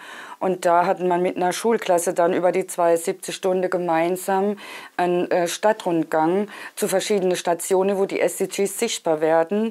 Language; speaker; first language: German; native; German